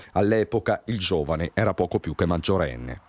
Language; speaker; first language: Italian; native; Italian